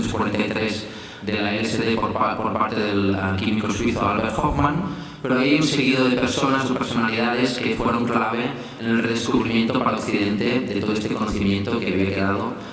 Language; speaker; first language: Spanish; native; Spanish